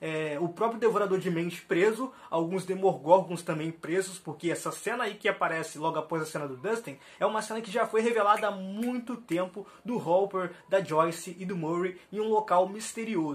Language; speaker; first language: Portuguese; native; Portuguese